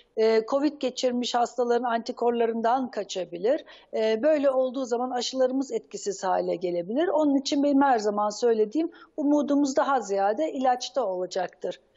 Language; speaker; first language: Turkish; native; Turkish